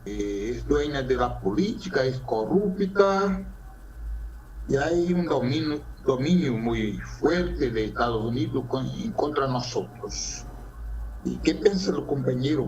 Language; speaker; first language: Spanish; non-native, fluent; Portuguese